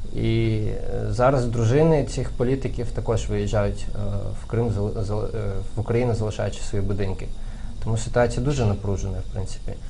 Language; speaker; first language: Ukrainian; non-native, local second language; Crimean Tatar